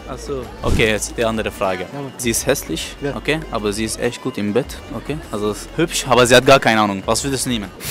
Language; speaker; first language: German; non-native, fluent; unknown